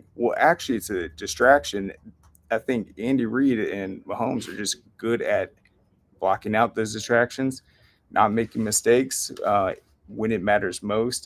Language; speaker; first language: English; native; English